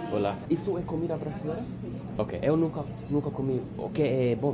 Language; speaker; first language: Portuguese; non-native, learner; English